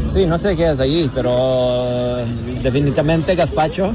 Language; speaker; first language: Spanish; non-native, learner; Serbian